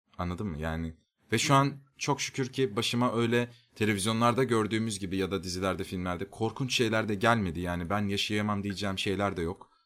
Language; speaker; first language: Turkish; native; Turkish